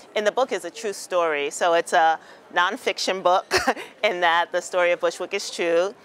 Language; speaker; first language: English; native; English